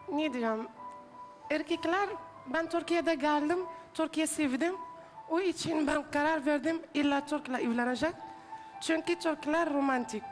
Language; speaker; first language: Turkish; non-native, learner; Arabic